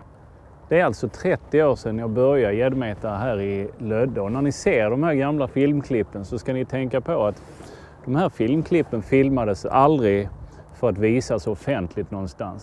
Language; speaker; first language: Swedish; native; Swedish